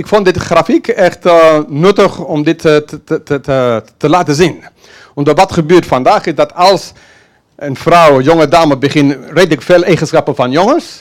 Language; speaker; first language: Dutch; non-native, fluent; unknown